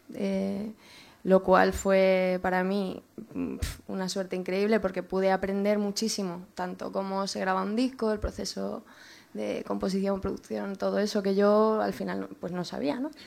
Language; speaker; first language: Spanish; native; Spanish